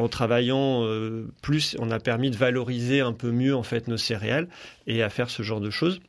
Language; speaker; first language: French; native; French